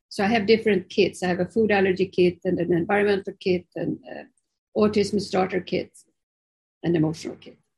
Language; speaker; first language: English; non-native, fluent; Swedish